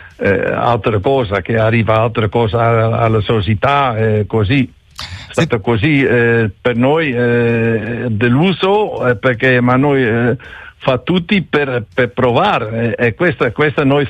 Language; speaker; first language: Italian; non-native, learner; Dutch